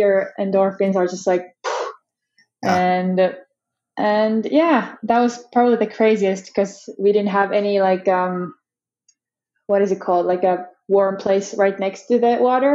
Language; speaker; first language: English; non-native, fluent; Finnish